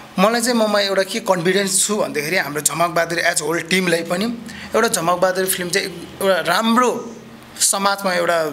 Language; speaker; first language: Nepali; non-native, local second language; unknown